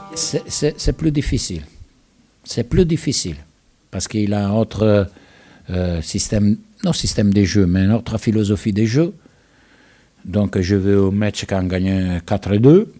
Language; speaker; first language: French; non-native, learner; Italian